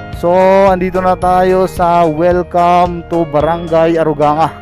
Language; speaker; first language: Filipino; non-native, local second language; Waray